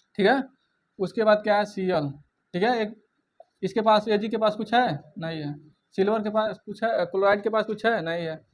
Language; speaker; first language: Hindi; native; Hindi